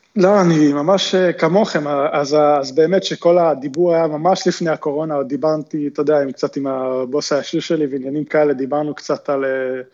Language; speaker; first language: Hebrew; native; Hebrew